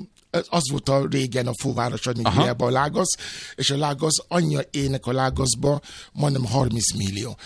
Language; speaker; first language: Hungarian; non-native, fluent; Yoruba